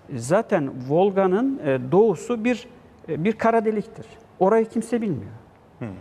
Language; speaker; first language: Turkish; native; Turkish